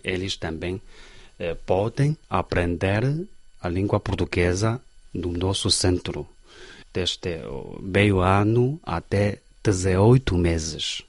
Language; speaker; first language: Portuguese; non-native, learner; Chinese